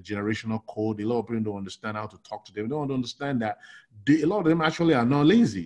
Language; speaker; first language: English; non-native, local second language; Yoruba